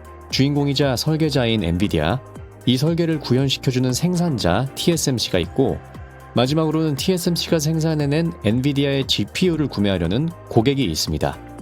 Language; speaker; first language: Korean; native; Korean